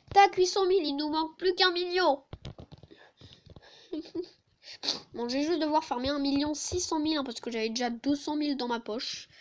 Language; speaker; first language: French; native; French